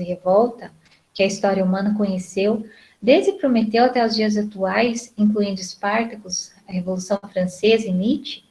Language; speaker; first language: Portuguese; native; Portuguese